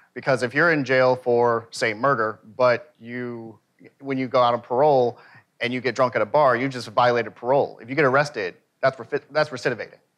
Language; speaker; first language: English; native; English